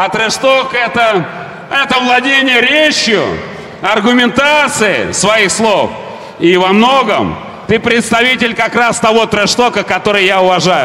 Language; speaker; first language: Russian; native; Russian